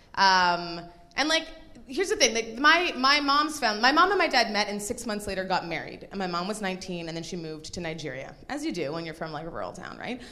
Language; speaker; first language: English; native; English